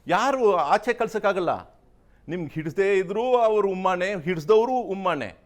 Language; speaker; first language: Kannada; non-native, local second language; Tamil